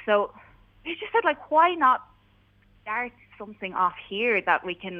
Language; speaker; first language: English; native; English